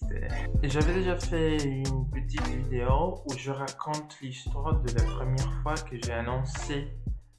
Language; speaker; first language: French; non-native, learner; Spanish